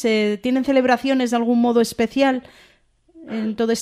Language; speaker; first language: Spanish; native; Spanish